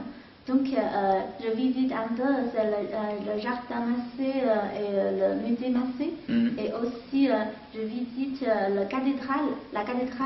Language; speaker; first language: French; non-native, fluent; Chinese